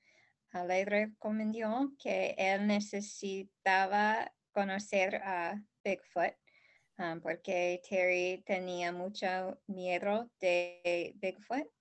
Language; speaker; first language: Spanish; non-native, learner; English